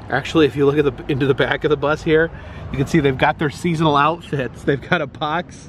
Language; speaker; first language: English; native; English